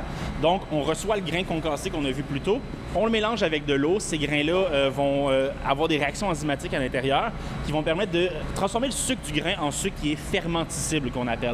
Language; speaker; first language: French; native; French